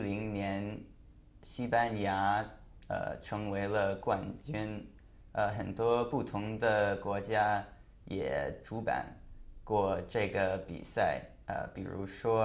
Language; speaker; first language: Chinese; non-native, learner; English